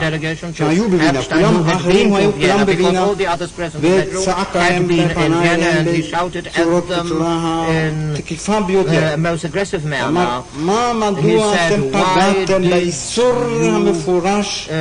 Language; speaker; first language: Hebrew; non-native, fluent; German